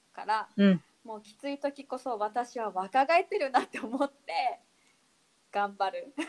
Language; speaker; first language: Japanese; native; Japanese